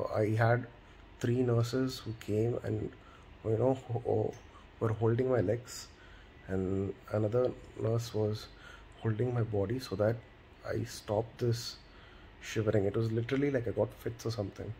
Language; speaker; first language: English; non-native, local second language; Tamil